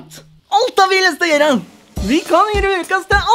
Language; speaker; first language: Norwegian; native; Norwegian